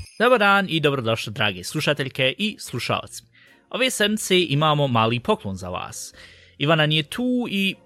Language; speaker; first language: Bosnian; early bilingual, heritage; Bosnian